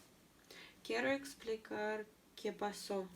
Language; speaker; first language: Spanish; non-native, learner; Russian